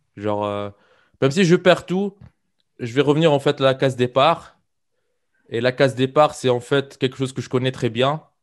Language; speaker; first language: French; non-native, local second language; Arabic